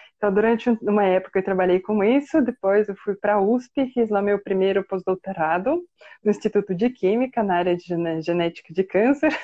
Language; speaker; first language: Portuguese; non-native, fluent; Russian